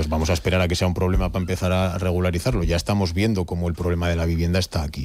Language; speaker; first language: Spanish; native; Spanish